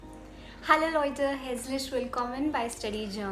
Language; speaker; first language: German; non-native, fluent; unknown